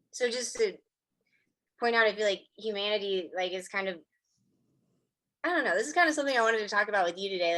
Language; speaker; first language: English; native; English